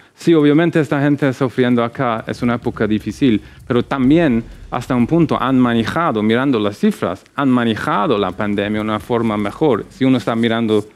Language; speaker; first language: Spanish; non-native, fluent; English